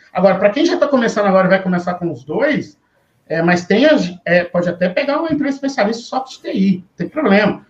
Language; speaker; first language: Portuguese; native; Portuguese